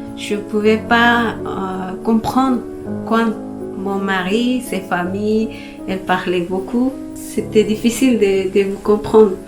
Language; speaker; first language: French; non-native, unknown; Spanish